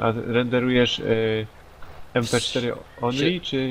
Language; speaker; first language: Polish; native; Polish